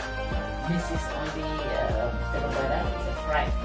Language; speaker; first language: English; non-native, local second language; Malay